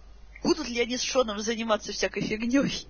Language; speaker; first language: Russian; native; Russian